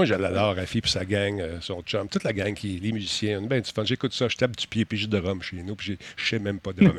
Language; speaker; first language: French; native; French